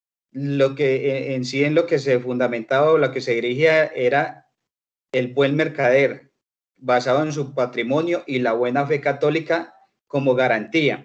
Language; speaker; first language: Spanish; native; Spanish